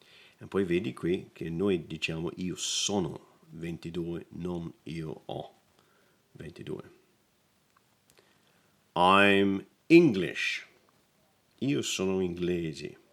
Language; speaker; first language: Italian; non-native, learner; English